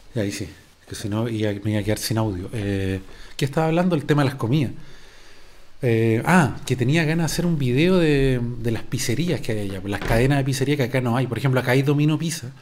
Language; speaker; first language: Spanish; native; Spanish